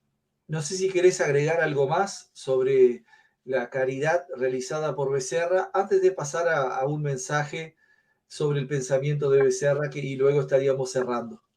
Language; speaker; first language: Spanish; native; Spanish